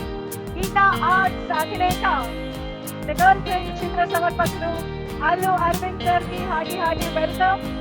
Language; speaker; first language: Telugu; native; Telugu